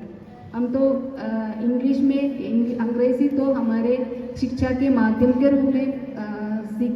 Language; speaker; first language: Hindi; non-native, local second language; Malayalam